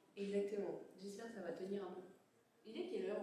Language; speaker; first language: French; native; French